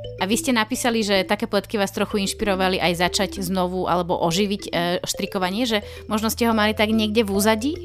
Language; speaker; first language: Slovak; native; Slovak